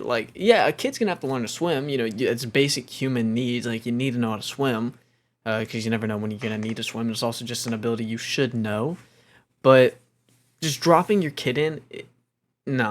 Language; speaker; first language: English; native; English